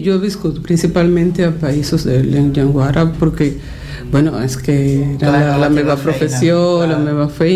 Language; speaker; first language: Spanish; non-native, local second language; Catalan